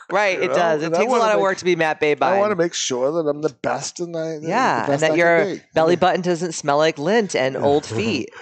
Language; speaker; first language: English; native; English